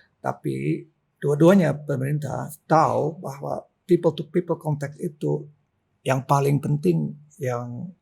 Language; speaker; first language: Indonesian; non-native, local second language; Dutch